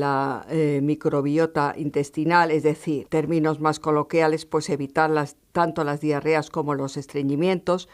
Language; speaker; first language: Spanish; native; Spanish